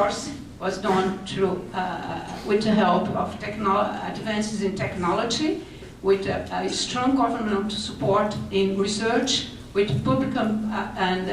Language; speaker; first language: English; non-native, fluent; Portuguese